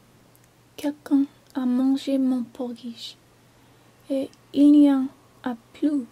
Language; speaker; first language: French; non-native, learner; English